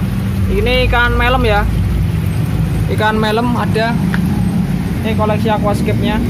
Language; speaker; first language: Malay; non-native, local second language; Javanese